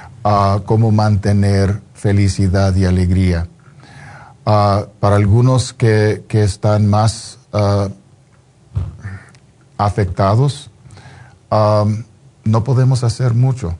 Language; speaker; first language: Spanish; non-native, fluent; English